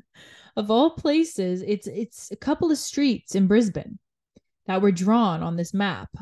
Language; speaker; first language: English; native; English